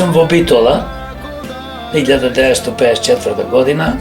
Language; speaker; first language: Macedonian; native; Macedonian